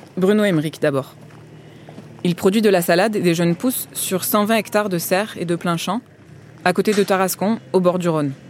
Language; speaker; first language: French; native; French